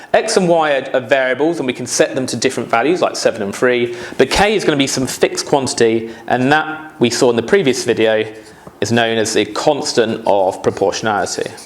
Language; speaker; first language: English; native; English